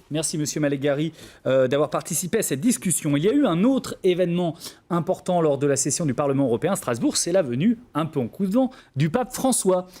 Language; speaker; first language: French; native; French